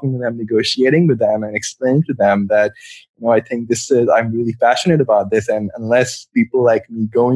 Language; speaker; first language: English; non-native, local second language; Urdu